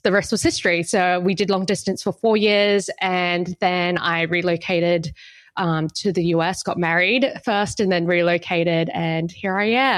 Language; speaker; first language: English; native; English